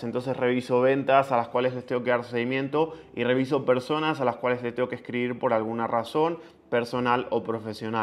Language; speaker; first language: Spanish; native; Spanish